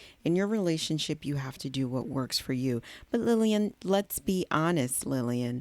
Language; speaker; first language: English; native; English